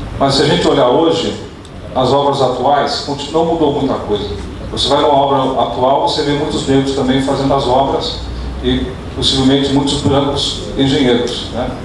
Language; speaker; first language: Portuguese; early bilingual, other home language; Dutch